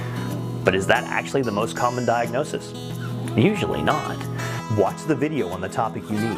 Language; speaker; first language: English; native; English